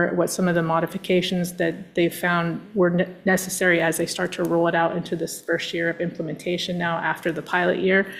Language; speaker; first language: English; native; English